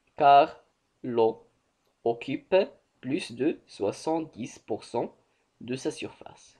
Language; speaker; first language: French; non-native, local second language; Arabic